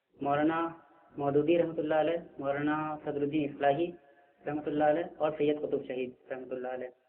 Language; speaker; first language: Urdu; native; Urdu